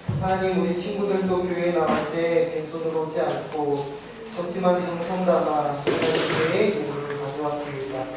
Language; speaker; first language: Korean; native; Korean